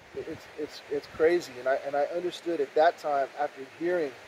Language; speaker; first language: English; native; English